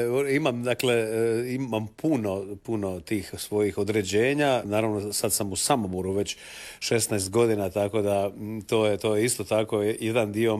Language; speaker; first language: Serbian; native; Serbian